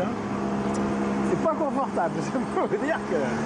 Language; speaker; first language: French; native; French